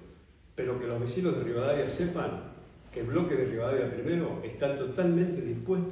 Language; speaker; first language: Spanish; native; Spanish